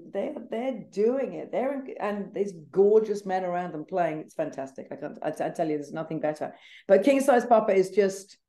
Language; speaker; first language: English; native; English